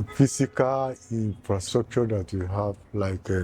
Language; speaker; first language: English; non-native, local second language; Yoruba